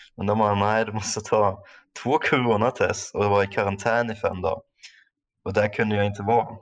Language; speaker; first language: Swedish; non-native, fluent; German